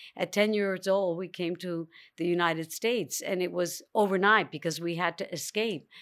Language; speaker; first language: English; early bilingual, other home language; Spanish